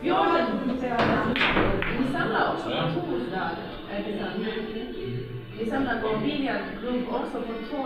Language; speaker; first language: Danish; native; Danish